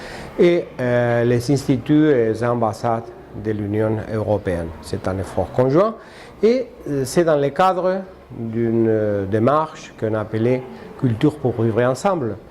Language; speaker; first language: French; non-native, fluent; Spanish